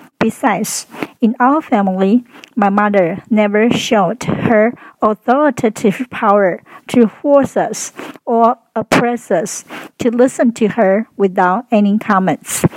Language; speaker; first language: English; non-native, fluent; Chinese